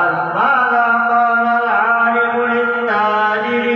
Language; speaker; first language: Arabic; non-native, fluent; Bangla